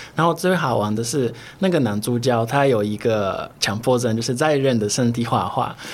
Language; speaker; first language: Chinese; non-native, fluent; Portuguese